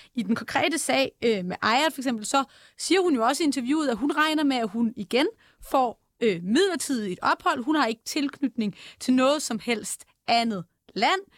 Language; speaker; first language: Danish; native; Danish